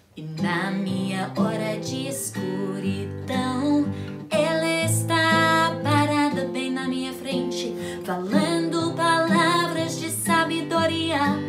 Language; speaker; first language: Portuguese; non-native, learner; English